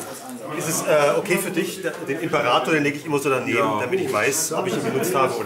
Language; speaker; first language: German; native; German